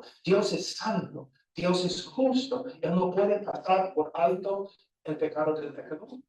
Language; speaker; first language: Spanish; non-native, fluent; English